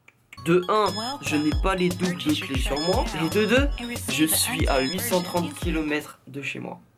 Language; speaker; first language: French; native; French